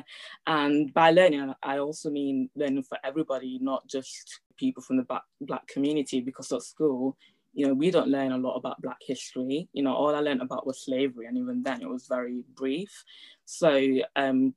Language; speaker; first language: English; early bilingual, other home language; Italian